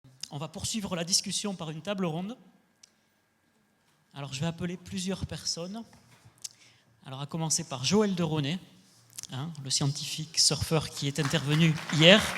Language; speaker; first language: French; native; French